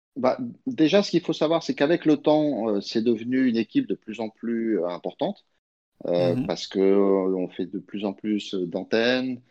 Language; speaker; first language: French; early bilingual, other home language; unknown